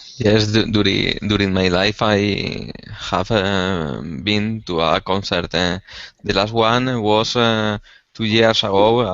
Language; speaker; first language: English; non-native, learner; Spanish